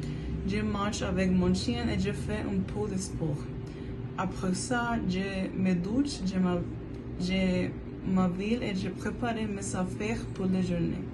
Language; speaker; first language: French; non-native, learner; Spanish